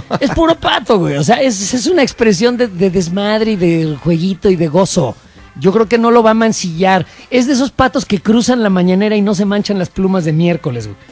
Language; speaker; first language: Spanish; native; Spanish